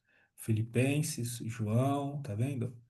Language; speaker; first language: Portuguese; native; Portuguese